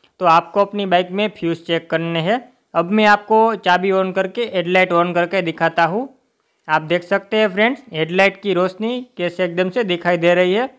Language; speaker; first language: Hindi; native; Hindi